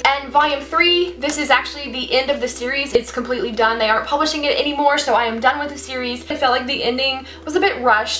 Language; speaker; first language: English; native; English